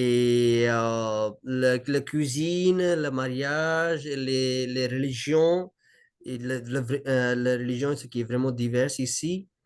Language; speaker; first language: French; non-native, learner; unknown